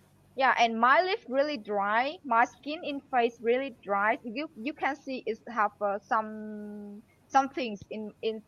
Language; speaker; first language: English; non-native, learner; Vietnamese